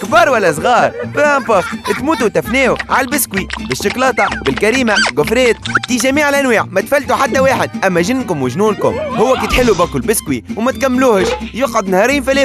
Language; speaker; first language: Arabic; native; Arabic